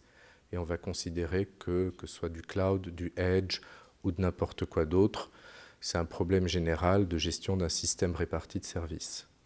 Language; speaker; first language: French; native; French